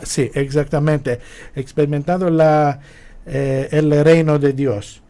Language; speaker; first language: Spanish; non-native, fluent; Greek